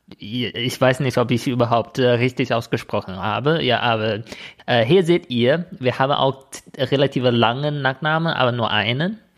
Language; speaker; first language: German; non-native, fluent; Chinese